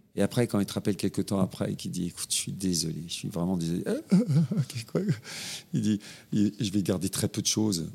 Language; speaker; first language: French; native; French